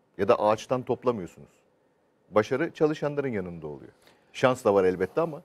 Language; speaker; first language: Turkish; native; Turkish